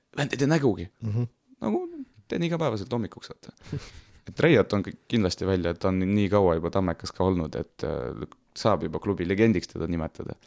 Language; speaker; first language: Estonian; non-native, local second language; Russian